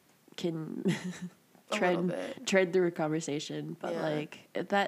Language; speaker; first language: English; native; English